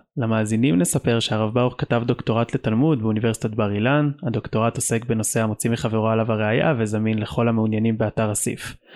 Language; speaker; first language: Hebrew; native; Hebrew